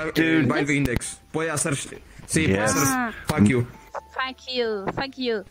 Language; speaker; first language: Spanish; native; Spanish